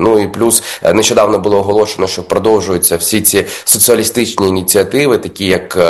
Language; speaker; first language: Ukrainian; native; Ukrainian